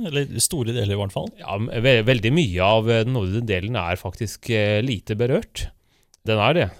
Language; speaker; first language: Norwegian; native; Norwegian